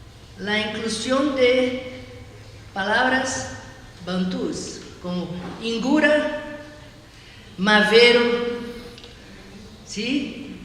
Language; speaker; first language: Spanish; non-native, learner; Portuguese